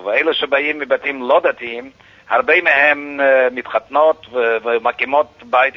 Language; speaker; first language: Hebrew; non-native, fluent; Yiddish